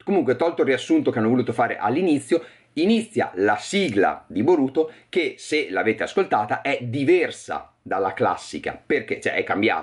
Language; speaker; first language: Italian; native; Italian